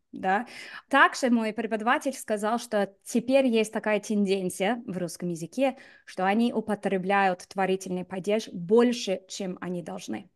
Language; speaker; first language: Russian; non-native, fluent; English